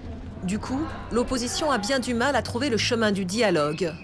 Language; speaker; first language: French; native; French